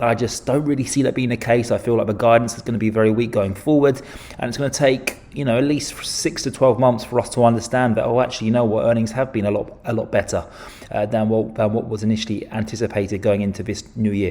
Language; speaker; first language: English; native; English